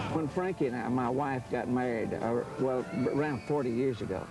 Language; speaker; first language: English; native; English